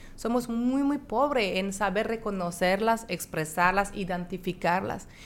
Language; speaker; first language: Spanish; non-native, fluent; French